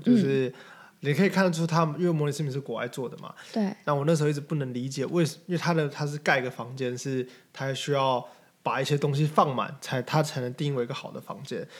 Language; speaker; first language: Chinese; native; Chinese